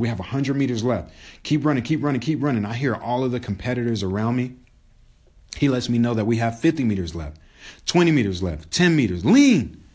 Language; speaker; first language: English; native; English